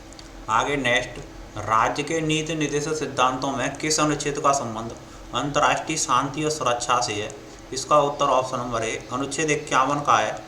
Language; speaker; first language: Hindi; native; Hindi